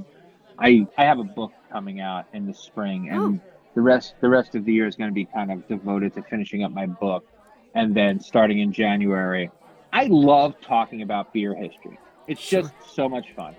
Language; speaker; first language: English; native; English